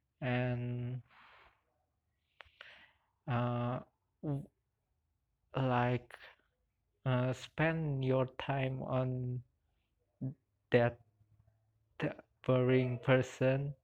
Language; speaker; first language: English; non-native, learner; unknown